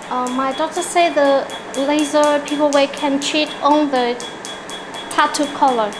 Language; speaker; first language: English; non-native, learner; Vietnamese